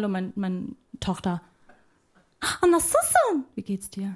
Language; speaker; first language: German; early bilingual, other home language; Arabic